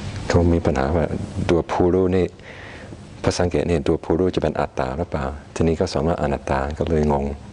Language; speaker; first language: Thai; non-native, fluent; English